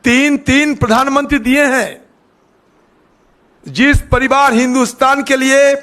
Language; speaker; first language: Hindi; non-native, local second language; Bangla